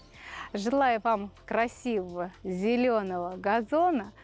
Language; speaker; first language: Russian; native; Russian